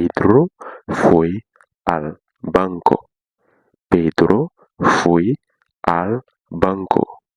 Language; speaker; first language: Spanish; non-native, fluent; Haitian Creole